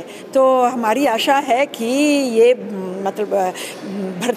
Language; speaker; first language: Hindi; non-native, fluent; Italian